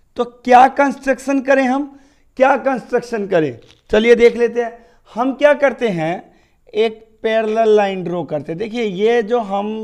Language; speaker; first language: Hindi; native; Hindi